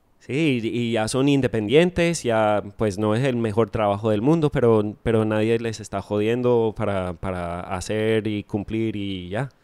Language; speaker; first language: Spanish; non-native, fluent; English